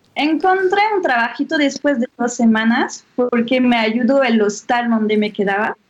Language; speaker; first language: Spanish; non-native, fluent; French